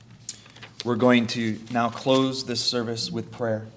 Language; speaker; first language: English; native; English